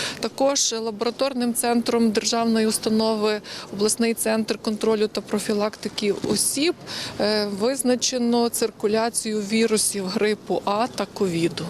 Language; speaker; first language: Ukrainian; native; Ukrainian